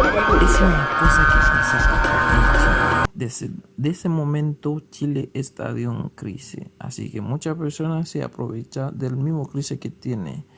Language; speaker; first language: Spanish; non-native, learner; Haitian Creole